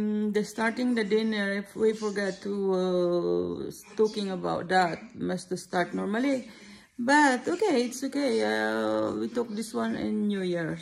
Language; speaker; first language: English; non-native, learner; Filipino